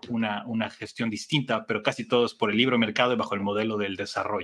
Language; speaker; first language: Spanish; native; Spanish